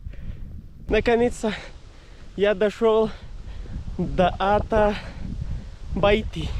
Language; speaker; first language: Russian; non-native, learner; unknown